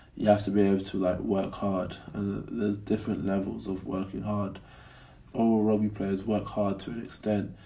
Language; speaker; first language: English; native; English